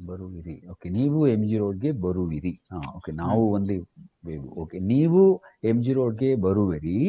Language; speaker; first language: Kannada; non-native, learner; Tamil